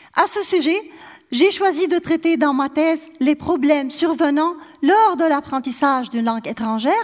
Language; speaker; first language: French; non-native, local second language; Arabic